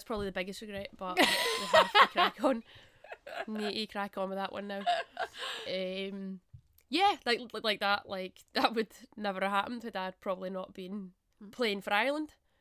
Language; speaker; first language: English; native; English